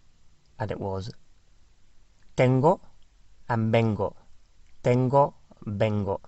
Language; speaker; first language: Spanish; non-native, fluent; English